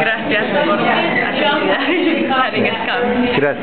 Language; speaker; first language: Spanish; non-native, learner; English